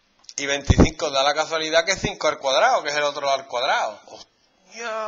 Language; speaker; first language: Spanish; native; Spanish